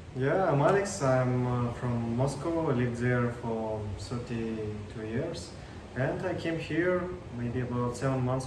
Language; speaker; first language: English; non-native, learner; Russian